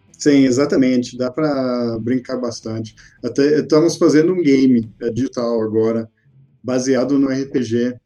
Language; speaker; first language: Portuguese; non-native, fluent; English